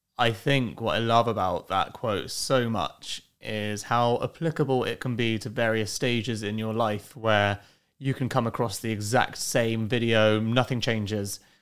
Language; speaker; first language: English; native; English